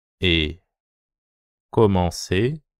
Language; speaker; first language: French; non-native, fluent; Japanese